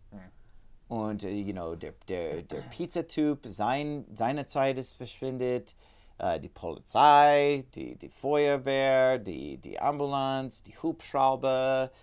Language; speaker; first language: German; non-native, learner; English